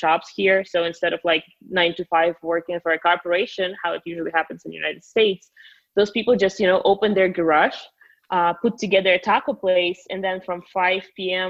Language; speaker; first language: English; non-native, fluent; Russian